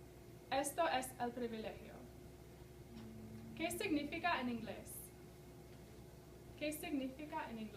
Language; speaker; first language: Spanish; non-native, fluent; English